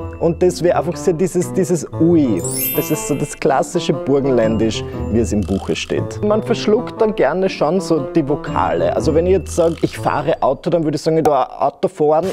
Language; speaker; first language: German; native; German